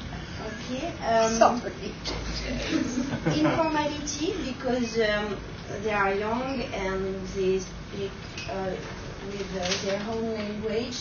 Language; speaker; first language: English; non-native, learner; French